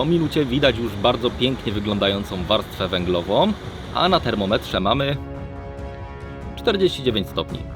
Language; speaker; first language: Polish; native; Polish